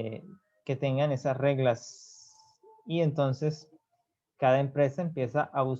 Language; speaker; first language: Spanish; native; Spanish